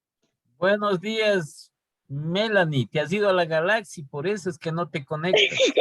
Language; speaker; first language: Spanish; native; Spanish